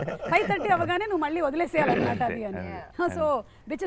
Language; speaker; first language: Telugu; native; Telugu